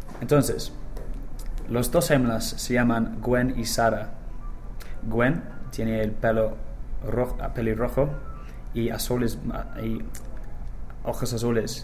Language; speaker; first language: Spanish; non-native, learner; English